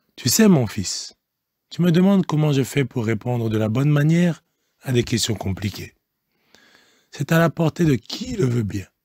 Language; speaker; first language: French; non-native, local second language; Lingala